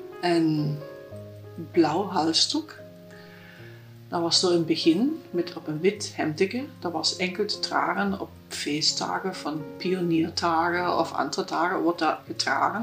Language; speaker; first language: Dutch; non-native, fluent; German